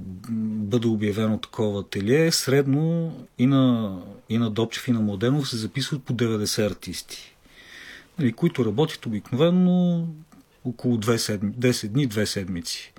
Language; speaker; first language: Bulgarian; native; Bulgarian